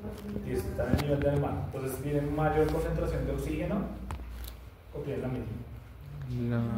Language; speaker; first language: Spanish; native; Spanish